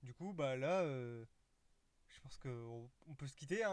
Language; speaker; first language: French; native; French